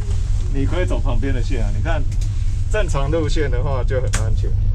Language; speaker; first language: Chinese; native; Chinese